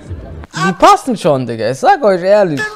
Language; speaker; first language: German; native; German